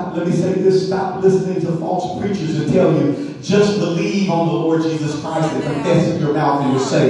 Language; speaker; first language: English; native; English